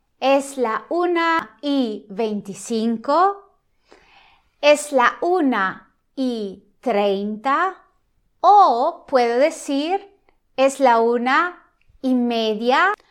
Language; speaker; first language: Spanish; non-native, fluent; Italian